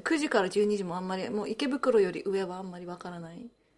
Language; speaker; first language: Japanese; early bilingual, heritage; Japanese